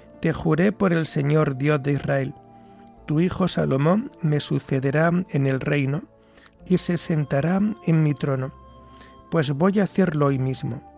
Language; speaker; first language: Spanish; native; Spanish